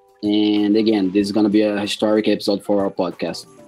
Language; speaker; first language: English; non-native, fluent; Portuguese